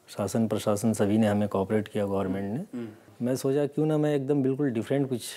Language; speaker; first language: Hindi; native; Hindi